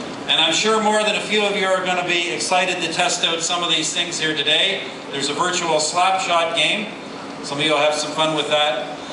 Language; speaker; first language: English; native; English